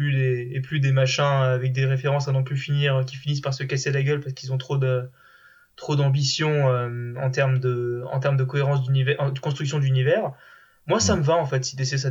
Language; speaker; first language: French; native; French